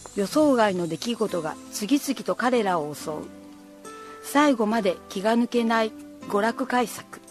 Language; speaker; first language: Japanese; native; Japanese